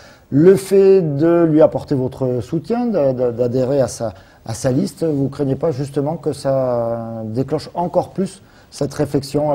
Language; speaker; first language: French; native; French